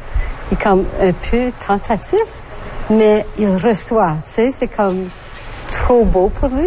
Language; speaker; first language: French; native; French